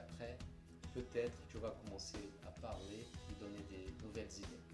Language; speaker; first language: French; non-native, fluent; Portuguese